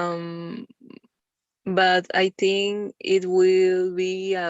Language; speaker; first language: English; non-native, learner; Spanish